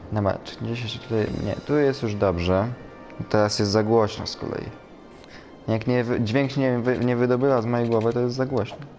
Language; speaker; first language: Polish; native; Polish